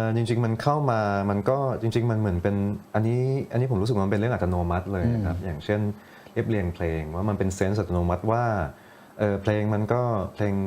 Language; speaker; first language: Thai; non-native, local second language; English